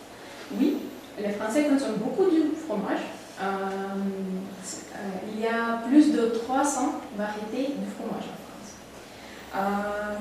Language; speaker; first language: French; non-native, learner; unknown